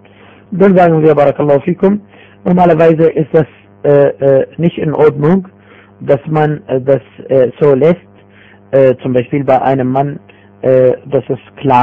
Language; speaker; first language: German; non-native, fluent; Arabic